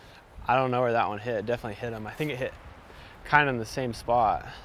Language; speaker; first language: English; native; English